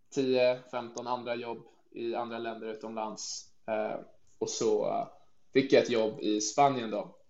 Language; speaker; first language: Swedish; native; Swedish